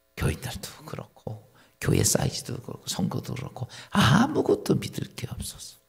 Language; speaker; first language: Korean; native; Korean